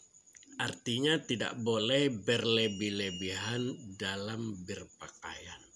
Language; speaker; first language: Indonesian; non-native, local second language; Minangkabau